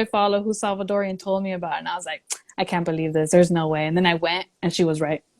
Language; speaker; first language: English; early bilingual, other home language; Spanish